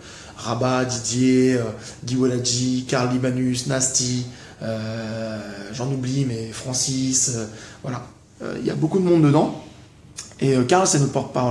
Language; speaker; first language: French; native; French